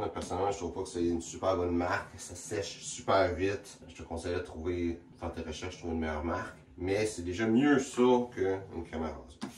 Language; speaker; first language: French; native; French